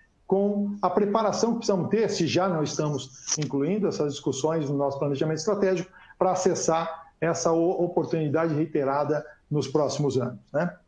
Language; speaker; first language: Portuguese; native; Portuguese